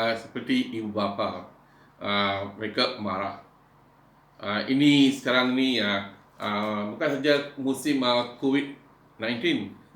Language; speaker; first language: Malay; non-native, local second language; Iban